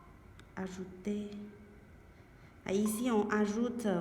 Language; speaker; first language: French; non-native, learner; Chinese